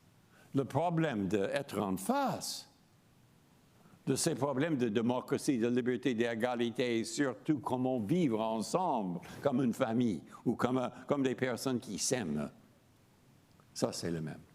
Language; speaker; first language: French; non-native, fluent; English